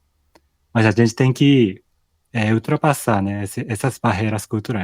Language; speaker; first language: Portuguese; non-native, fluent; Japanese